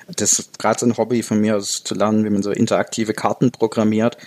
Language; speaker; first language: German; native; German